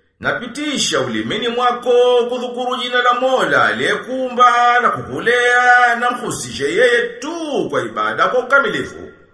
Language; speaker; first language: Swahili; native; Swahili